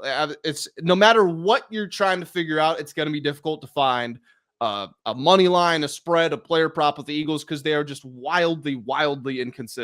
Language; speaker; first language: English; native; English